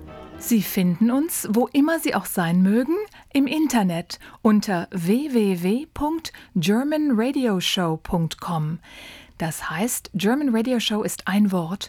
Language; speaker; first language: German; native; German